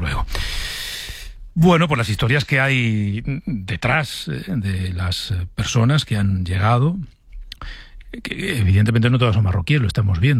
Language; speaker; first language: Spanish; native; Spanish